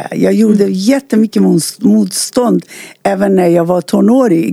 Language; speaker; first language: Swedish; non-native, fluent; Persian